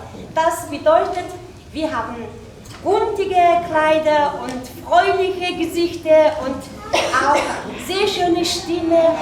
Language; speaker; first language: German; non-native, learner; Mongolian